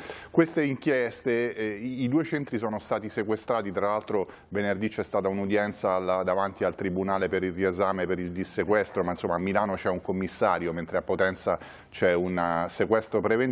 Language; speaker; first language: Italian; native; Italian